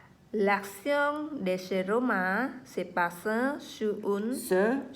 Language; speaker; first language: French; non-native, learner; Vietnamese